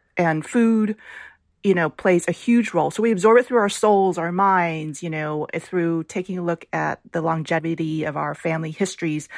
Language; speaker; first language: English; early bilingual, other home language; Vietnamese